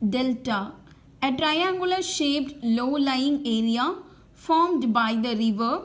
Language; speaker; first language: English; non-native, local second language; Tamil